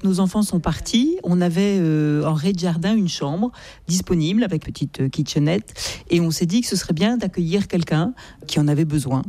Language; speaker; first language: French; native; French